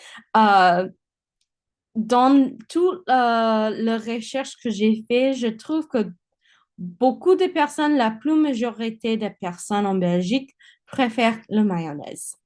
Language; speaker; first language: French; non-native, learner; English